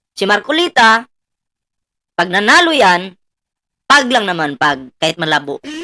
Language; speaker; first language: Filipino; non-native, local second language; Cebuano